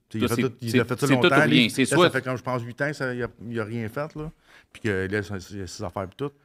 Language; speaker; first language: French; native; French